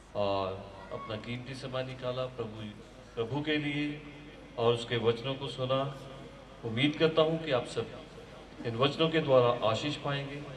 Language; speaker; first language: Hindi; non-native, local second language; Punjabi